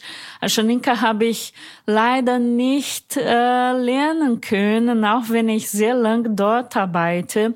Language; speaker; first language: German; non-native, fluent; Portuguese